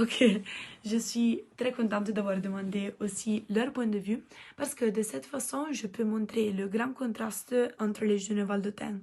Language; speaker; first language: French; non-native, local second language; Italian